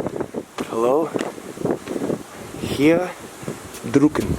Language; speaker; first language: German; non-native, learner; English